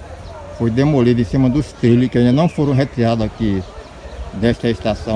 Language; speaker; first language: Portuguese; native; Portuguese